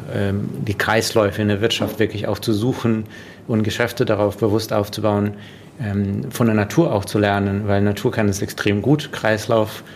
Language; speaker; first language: German; non-native, fluent; Russian